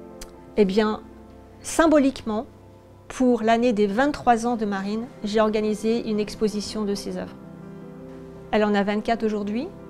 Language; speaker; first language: French; native; French